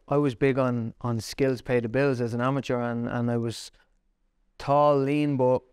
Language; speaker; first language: English; native; English